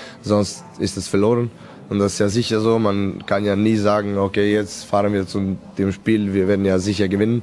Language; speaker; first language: German; non-native, fluent; Serbian